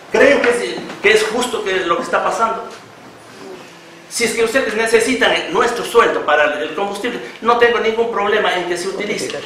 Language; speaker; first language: Spanish; native; Spanish